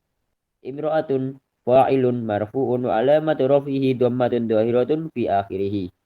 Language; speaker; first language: Arabic; non-native, learner; Indonesian